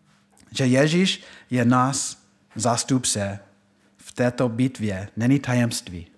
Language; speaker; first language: Czech; non-native, fluent; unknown